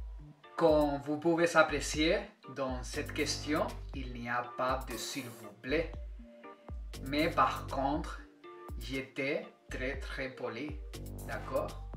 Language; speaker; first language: French; non-native, fluent; Spanish